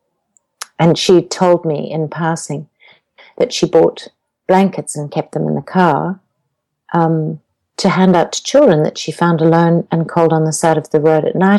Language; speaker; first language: English; native; English